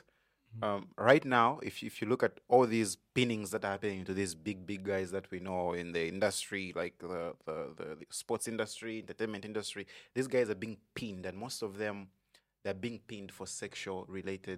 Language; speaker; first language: English; non-native, local second language; Bemba